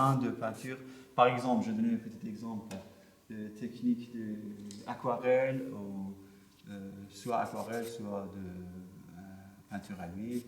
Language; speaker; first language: French; non-native, learner; Persian